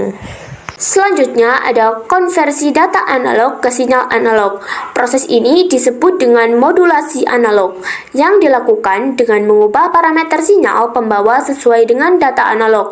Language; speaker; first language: Indonesian; native; Indonesian